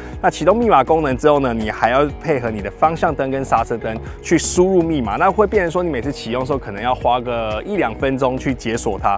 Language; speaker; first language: Chinese; native; Chinese